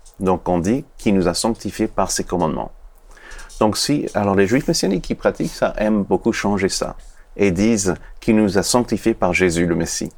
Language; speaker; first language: French; non-native, fluent; Hebrew